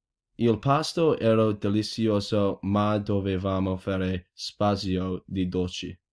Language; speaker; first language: Italian; non-native, learner; English